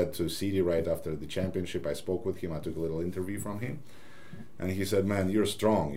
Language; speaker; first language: English; non-native, fluent; Ukrainian